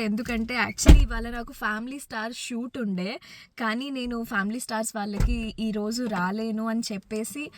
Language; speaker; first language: Telugu; native; Telugu